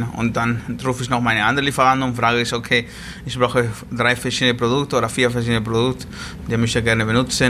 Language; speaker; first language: German; non-native, learner; Spanish